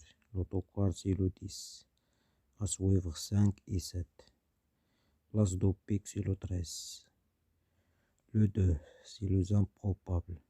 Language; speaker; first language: French; non-native, learner; Arabic